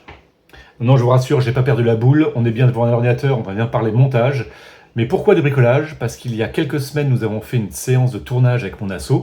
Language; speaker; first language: French; native; French